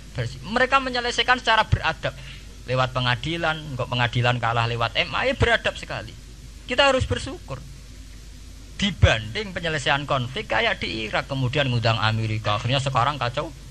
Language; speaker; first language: Indonesian; non-native, local second language; Javanese